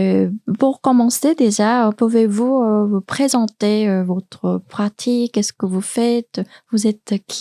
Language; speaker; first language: French; non-native, learner; Korean